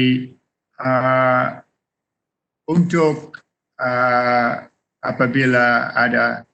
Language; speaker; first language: Indonesian; non-native, fluent; English